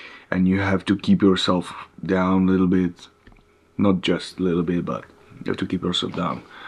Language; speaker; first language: English; non-native, learner; Czech